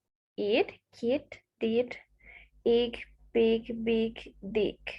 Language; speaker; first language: English; non-native, learner; Spanish